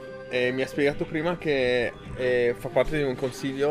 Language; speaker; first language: Italian; non-native, fluent; English